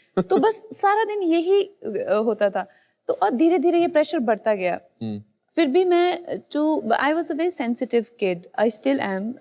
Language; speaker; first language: Hindi; native; Hindi